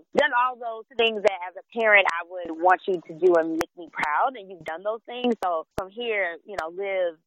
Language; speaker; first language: English; native; English